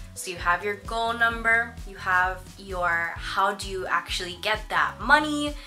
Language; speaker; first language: English; native; English